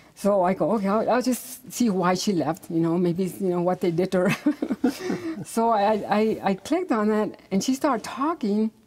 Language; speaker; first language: English; native; English